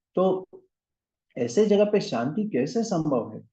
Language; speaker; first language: Hindi; non-native, local second language; Kannada